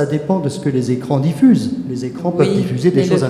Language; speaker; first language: French; native; French